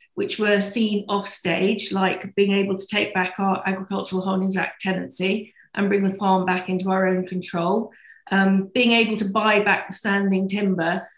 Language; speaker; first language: English; native; English